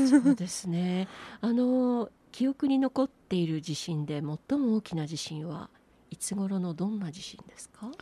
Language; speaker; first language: Japanese; native; Japanese